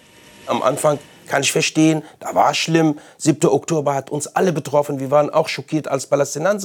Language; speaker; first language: German; non-native, fluent; Arabic